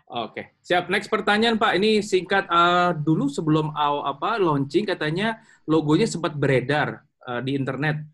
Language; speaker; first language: Indonesian; native; Indonesian